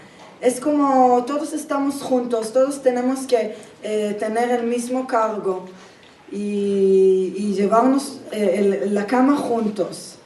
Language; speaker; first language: Spanish; non-native, fluent; Hebrew